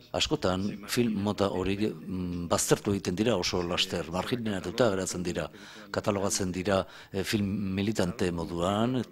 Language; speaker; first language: Basque; native; Basque